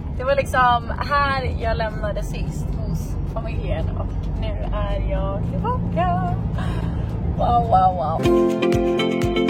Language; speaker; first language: Swedish; native; Swedish